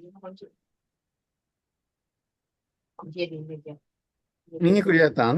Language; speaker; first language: Indonesian; non-native, fluent; Japanese